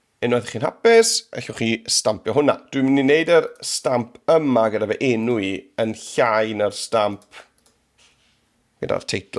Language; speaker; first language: Welsh; native; Welsh